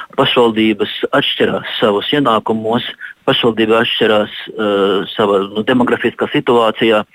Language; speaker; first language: Latvian; non-native, local second language; Russian